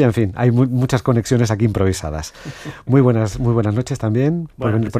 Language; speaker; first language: Spanish; native; Spanish